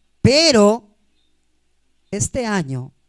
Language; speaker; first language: Spanish; native; Spanish